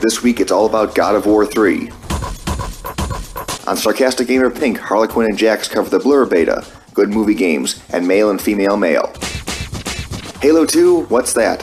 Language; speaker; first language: English; native; English